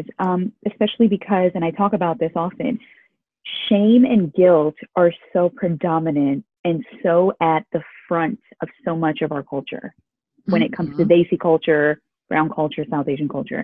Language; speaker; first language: English; early bilingual, other home language; Urdu